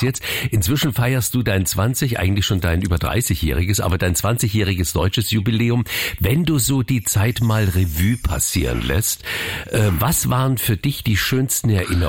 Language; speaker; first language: German; native; German